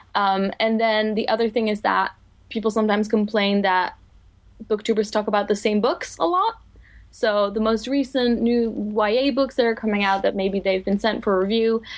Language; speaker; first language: English; non-native, fluent; Dutch